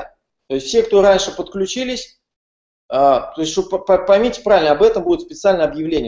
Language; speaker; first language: Russian; native; Russian